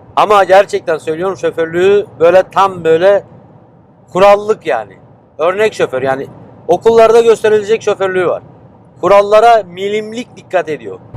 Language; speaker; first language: Turkish; early bilingual, heritage; Turkish